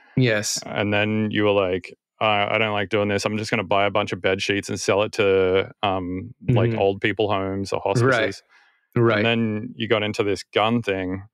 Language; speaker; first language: English; native; English